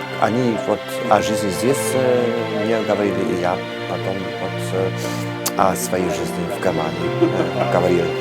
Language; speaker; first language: Russian; non-native, learner; Polish